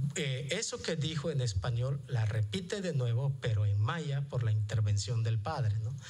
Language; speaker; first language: Spanish; non-native, local second language; Yucateco